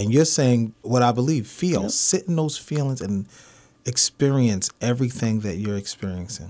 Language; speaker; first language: English; native; English